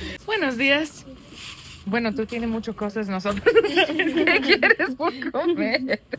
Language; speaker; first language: Spanish; non-native, learner; English